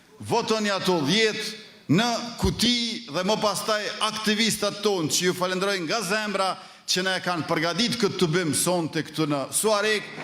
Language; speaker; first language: Albanian; native; Albanian